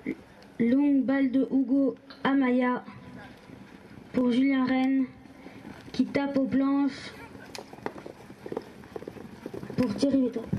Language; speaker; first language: French; native; French